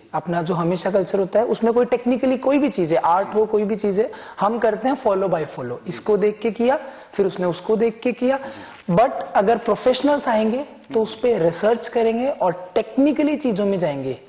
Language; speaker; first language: Hindi; native; Hindi